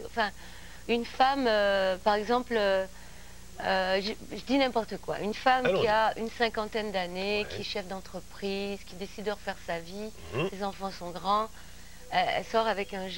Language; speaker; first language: French; native; French